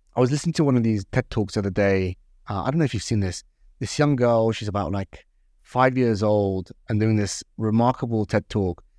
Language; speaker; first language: English; native; English